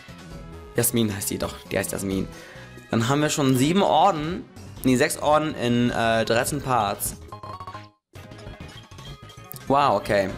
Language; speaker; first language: German; native; German